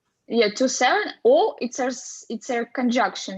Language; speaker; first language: English; non-native, fluent; Russian